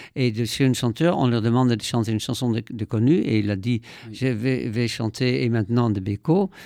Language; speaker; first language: French; non-native, fluent; Dutch